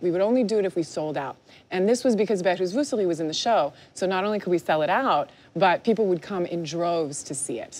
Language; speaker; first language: English; early bilingual, other home language; Persian